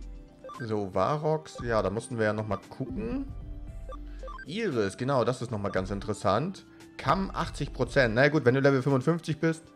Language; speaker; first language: German; native; German